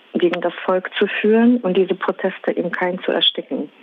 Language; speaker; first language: German; non-native, fluent; Russian